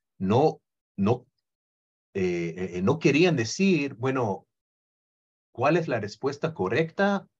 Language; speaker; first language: Spanish; non-native, fluent; Hebrew